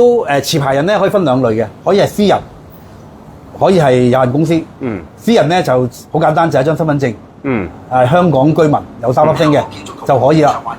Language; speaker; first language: Cantonese; native; Cantonese